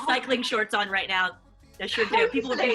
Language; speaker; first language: English; native; English